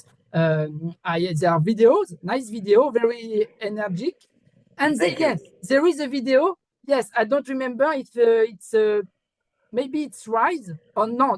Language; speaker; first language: English; non-native, learner; French